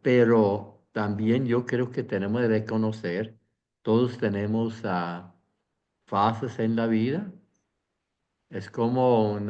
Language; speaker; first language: Spanish; non-native, fluent; Swiss German